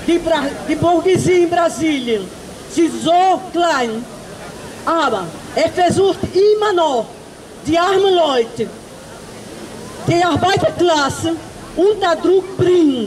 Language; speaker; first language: German; non-native, learner; Portuguese